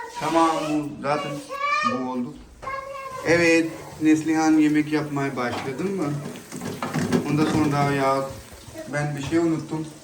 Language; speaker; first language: Turkish; non-native, learner; Urdu